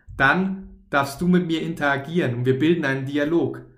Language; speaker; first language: German; native; German